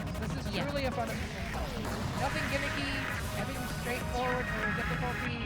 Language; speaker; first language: English; native; English